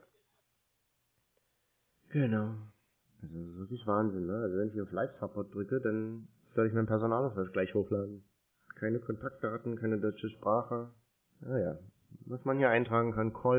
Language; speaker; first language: German; native; German